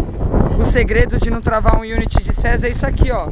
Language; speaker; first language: Portuguese; native; Portuguese